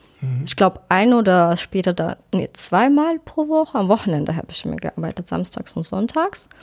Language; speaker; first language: German; non-native, fluent; Russian